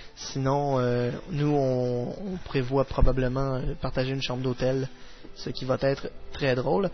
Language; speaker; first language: French; native; French